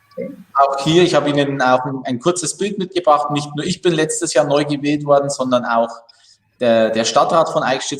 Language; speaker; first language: German; native; German